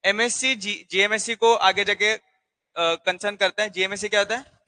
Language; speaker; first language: Hindi; non-native, local second language; Marathi